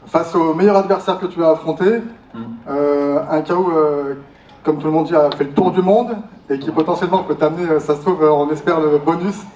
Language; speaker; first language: French; native; French